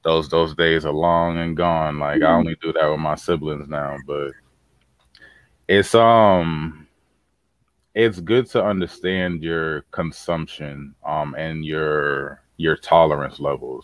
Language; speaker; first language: English; native; English